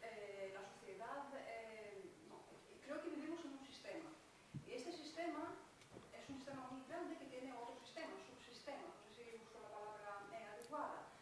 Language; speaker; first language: Spanish; non-native, fluent; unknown